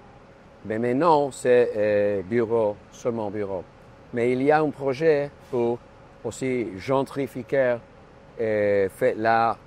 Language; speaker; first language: French; non-native, learner; Spanish